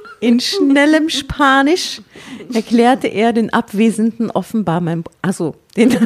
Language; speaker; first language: German; native; German